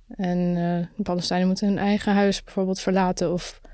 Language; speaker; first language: Dutch; early bilingual, other home language; Arabic